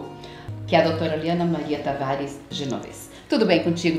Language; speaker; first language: Portuguese; native; Portuguese